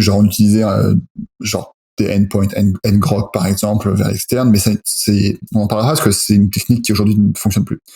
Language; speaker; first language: French; native; French